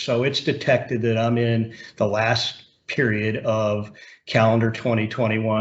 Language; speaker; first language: English; native; English